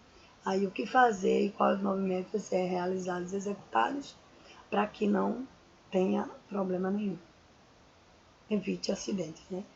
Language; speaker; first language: Portuguese; native; Portuguese